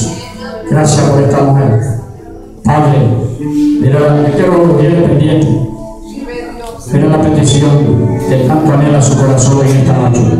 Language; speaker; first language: Spanish; native; Spanish